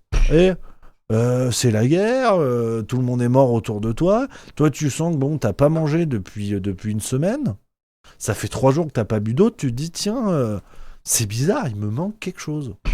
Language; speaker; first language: French; native; French